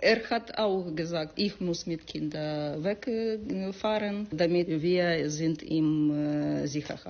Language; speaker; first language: German; non-native, learner; Ukrainian